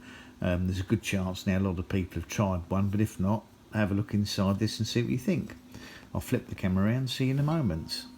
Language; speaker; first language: English; native; English